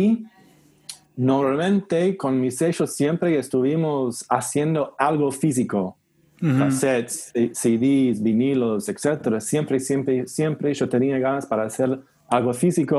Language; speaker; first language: Spanish; non-native, learner; English